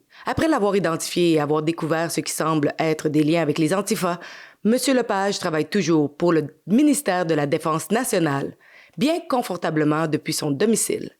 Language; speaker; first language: French; native; French